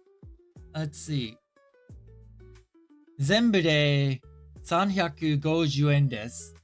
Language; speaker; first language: Japanese; non-native, learner; English